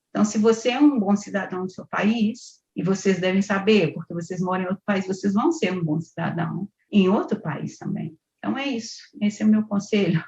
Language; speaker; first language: Portuguese; native; Portuguese